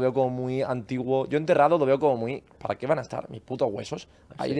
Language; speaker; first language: Spanish; native; Spanish